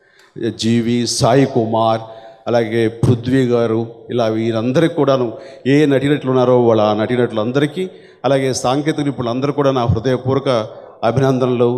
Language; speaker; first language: Telugu; native; Telugu